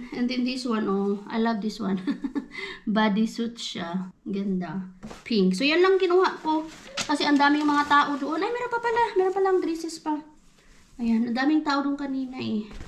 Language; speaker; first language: Filipino; native; Filipino